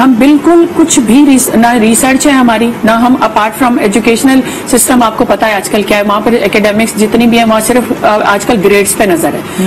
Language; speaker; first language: Urdu; native; Urdu